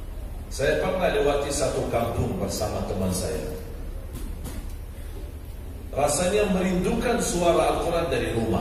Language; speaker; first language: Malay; non-native, fluent; Arabic